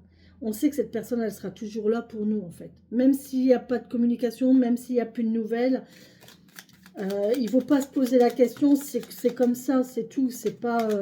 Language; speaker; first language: French; native; French